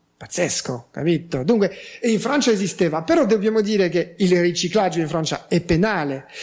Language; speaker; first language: Italian; non-native, fluent; French